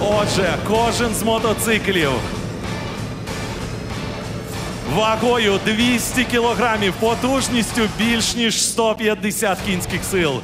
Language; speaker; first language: Ukrainian; native; Ukrainian